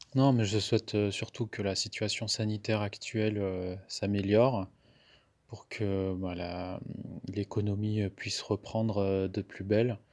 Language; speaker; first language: French; non-native, local second language; Malagasy